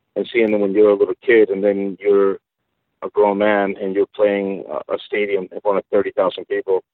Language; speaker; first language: English; early bilingual, other home language; Spanish